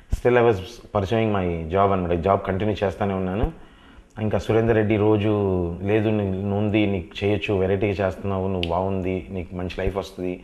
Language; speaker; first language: Telugu; native; Telugu